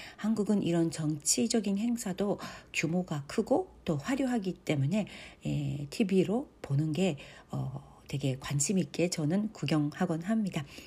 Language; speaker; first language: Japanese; native; Japanese